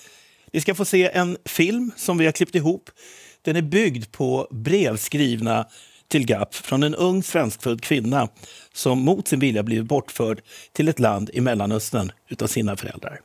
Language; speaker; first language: Swedish; native; Swedish